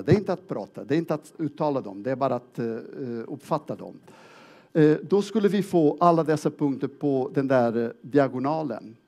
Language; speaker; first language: Swedish; non-native, fluent; Portuguese